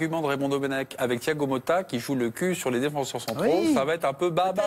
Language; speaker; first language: French; native; French